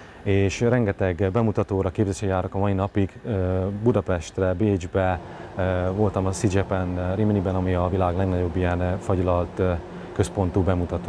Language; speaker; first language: Hungarian; native; Hungarian